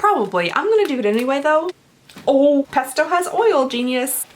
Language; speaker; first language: English; native; English